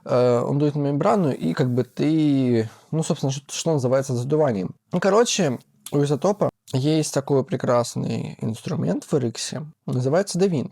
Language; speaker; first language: Russian; native; Russian